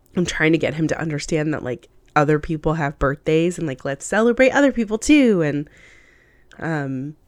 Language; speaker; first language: English; early bilingual, other home language; Hindi